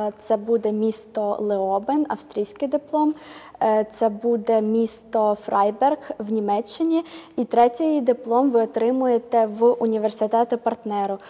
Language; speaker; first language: Ukrainian; native; Ukrainian